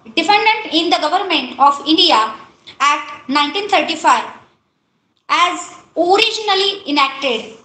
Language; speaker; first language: English; non-native, local second language; Marathi